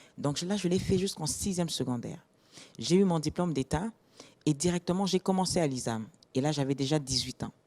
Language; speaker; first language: French; non-native, local second language; Lingala